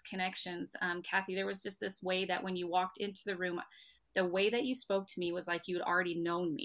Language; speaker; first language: English; native; English